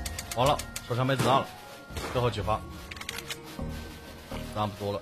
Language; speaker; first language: Chinese; native; Chinese